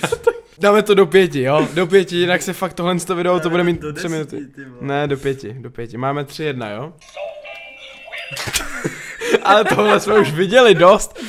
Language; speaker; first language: Czech; native; Czech